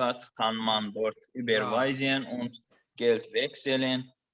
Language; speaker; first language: German; non-native, learner; Azerbaijani